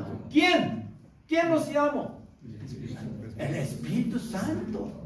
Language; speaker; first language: Spanish; non-native, learner; Korean